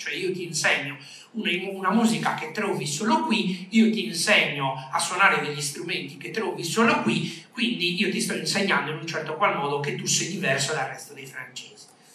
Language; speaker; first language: Italian; native; Italian